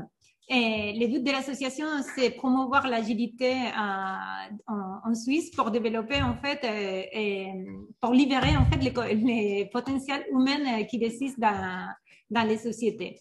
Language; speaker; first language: French; non-native, fluent; Spanish